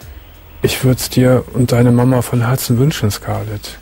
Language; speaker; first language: German; native; German